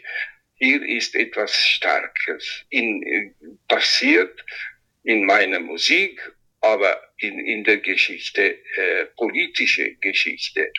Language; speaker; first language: German; non-native, local second language; Italian